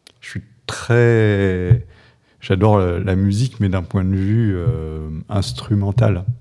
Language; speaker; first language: French; native; French